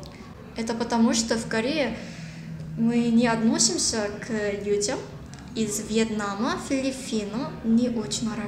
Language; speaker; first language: Russian; non-native, learner; Korean